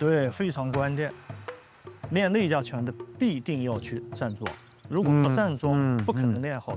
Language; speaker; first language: Chinese; native; Chinese